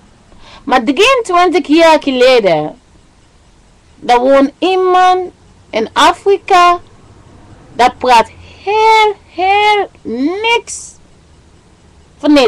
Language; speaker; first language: Dutch; non-native, learner; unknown